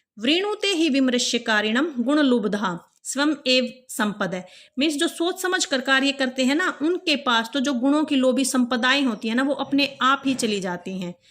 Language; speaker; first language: Hindi; native; Hindi